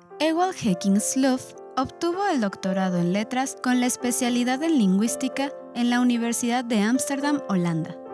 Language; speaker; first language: Spanish; native; Spanish